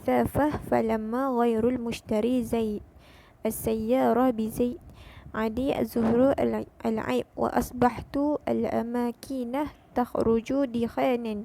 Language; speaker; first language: Arabic; non-native, learner; Malay